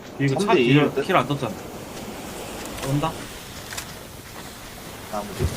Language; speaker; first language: Korean; native; Korean